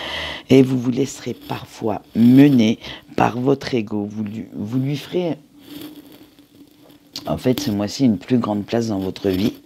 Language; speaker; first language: French; native; French